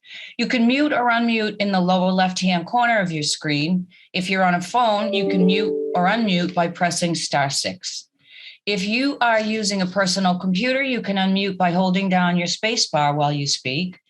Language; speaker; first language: English; native; English